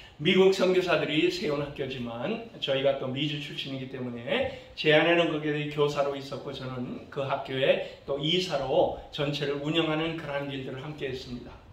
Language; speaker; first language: Korean; early bilingual, other home language; English